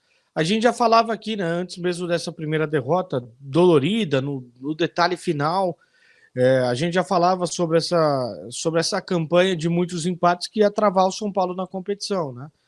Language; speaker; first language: Portuguese; native; Portuguese